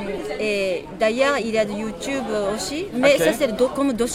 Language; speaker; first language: French; non-native, learner; Japanese